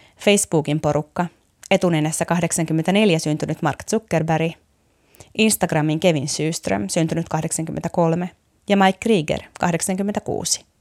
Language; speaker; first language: Finnish; native; Finnish